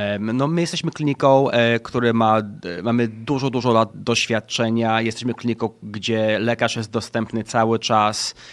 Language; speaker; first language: Polish; early bilingual, heritage; Polish